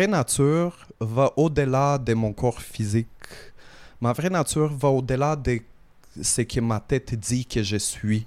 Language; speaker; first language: French; native; French